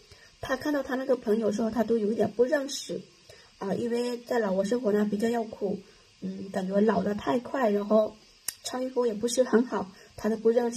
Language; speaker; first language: Chinese; non-native, fluent; Lao